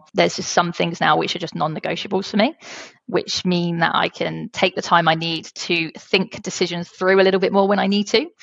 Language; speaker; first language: English; native; English